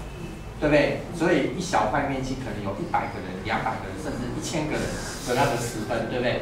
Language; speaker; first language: Chinese; native; Chinese